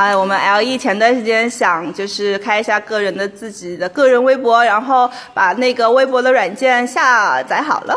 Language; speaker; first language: Chinese; native; Chinese